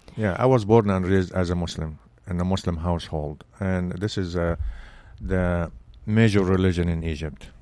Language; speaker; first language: English; non-native, fluent; Arabic